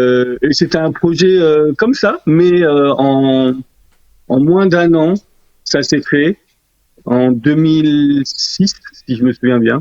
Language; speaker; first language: French; early bilingual, other home language; Korean